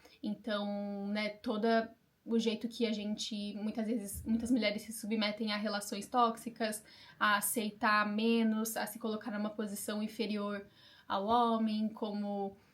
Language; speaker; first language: Portuguese; native; Portuguese